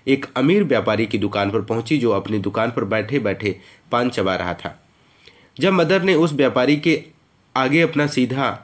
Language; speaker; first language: Hindi; native; Hindi